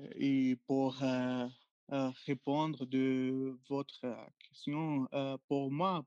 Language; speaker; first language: French; non-native, learner; Arabic